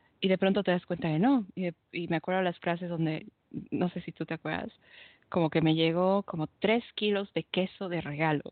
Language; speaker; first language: Spanish; native; Spanish